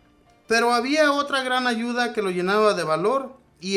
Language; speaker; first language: Spanish; native; Spanish